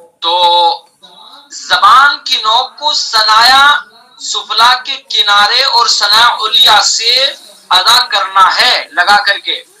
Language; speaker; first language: Urdu; native; Urdu